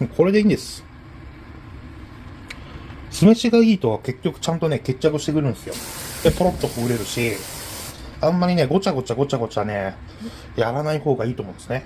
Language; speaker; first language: Japanese; native; Japanese